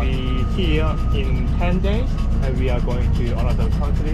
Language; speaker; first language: English; non-native, learner; Korean